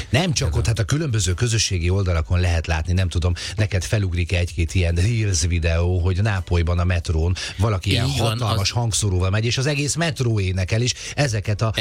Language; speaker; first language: Hungarian; native; Hungarian